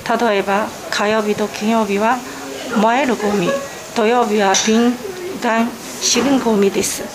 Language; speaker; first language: Japanese; non-native, learner; Chinese